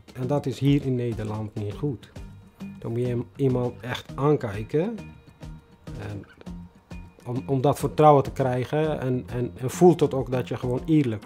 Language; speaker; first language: Dutch; non-native, fluent; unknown